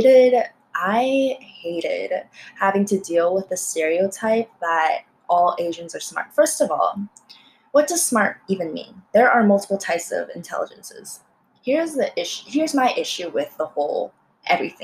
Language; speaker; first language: English; early bilingual, other home language; Korean